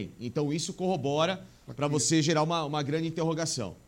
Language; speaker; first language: Portuguese; native; Portuguese